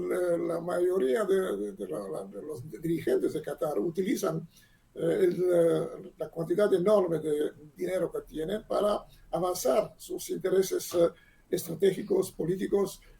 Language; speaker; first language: Spanish; non-native, learner; Hebrew